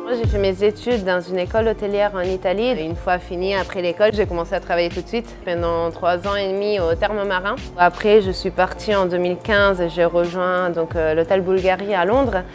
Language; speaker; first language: French; non-native, fluent; Italian